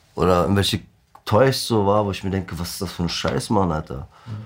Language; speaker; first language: German; early bilingual, other home language; Turkish